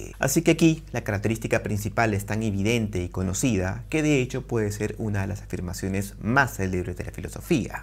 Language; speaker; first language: Spanish; native; Spanish